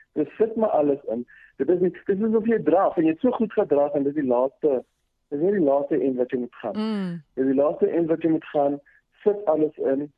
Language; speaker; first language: Afrikaans; early bilingual, other home language; Zulu